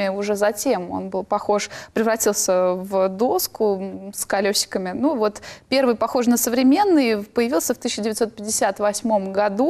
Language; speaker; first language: Russian; native; Russian